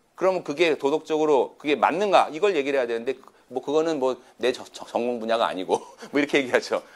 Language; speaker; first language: Korean; native; Korean